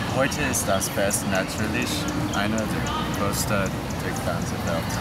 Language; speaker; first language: German; non-native, learner; English